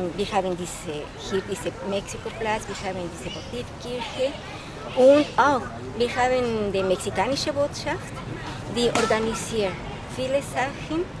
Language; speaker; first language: German; non-native, fluent; Spanish